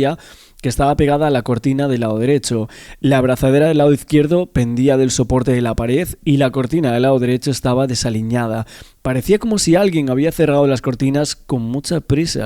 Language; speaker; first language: Spanish; native; Spanish